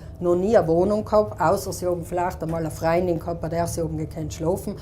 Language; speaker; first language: German; native; German